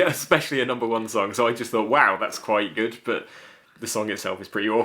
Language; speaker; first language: English; native; English